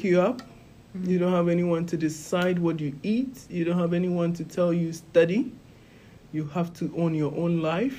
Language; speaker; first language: English; non-native, local second language; Ewe